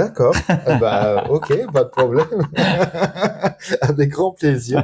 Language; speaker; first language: French; native; French